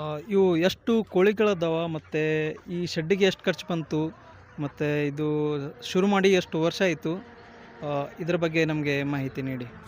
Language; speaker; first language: Kannada; native; Kannada